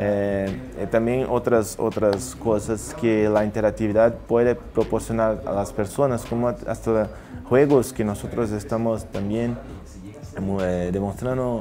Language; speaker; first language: Spanish; non-native, learner; Portuguese